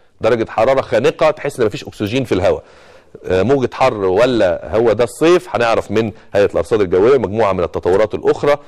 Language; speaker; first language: Arabic; native; Arabic